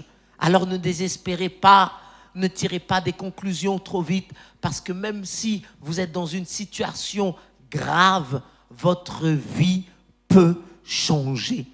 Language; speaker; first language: French; native; French